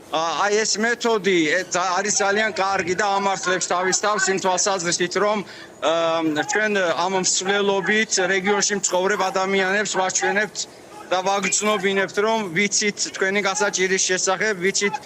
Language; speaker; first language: Georgian; non-native, local second language; Azerbaijani